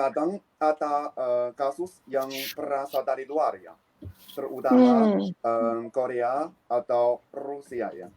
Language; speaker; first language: Indonesian; non-native, learner; Chinese